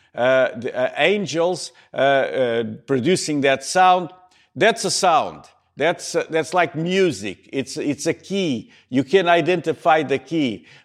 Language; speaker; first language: English; native; English